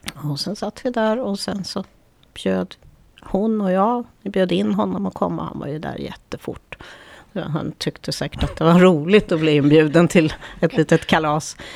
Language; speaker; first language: Swedish; native; Swedish